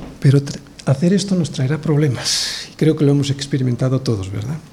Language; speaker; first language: Spanish; native; Spanish